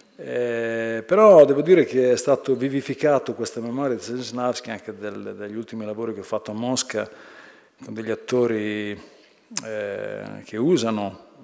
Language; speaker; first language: Italian; native; Italian